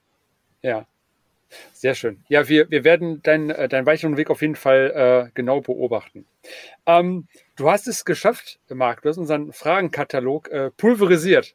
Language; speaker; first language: German; native; German